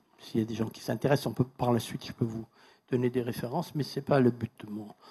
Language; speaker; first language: French; non-native, fluent; Persian